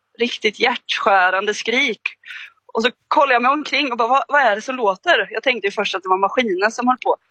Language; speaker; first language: Swedish; native; Swedish